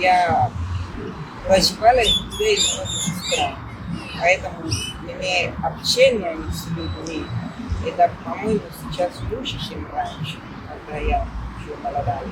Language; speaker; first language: Russian; non-native, fluent; Spanish